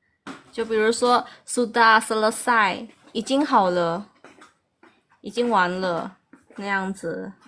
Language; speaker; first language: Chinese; early bilingual, heritage; Chinese